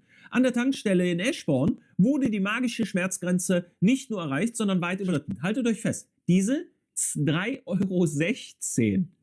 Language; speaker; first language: German; native; German